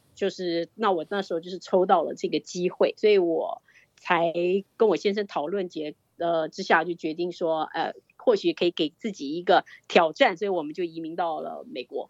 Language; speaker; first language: Chinese; native; Chinese